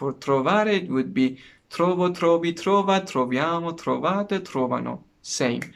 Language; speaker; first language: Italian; non-native, learner; Persian